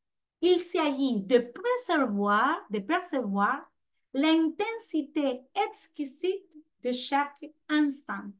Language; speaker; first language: French; non-native, fluent; Spanish